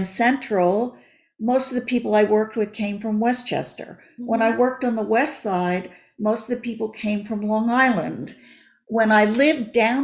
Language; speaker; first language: English; native; English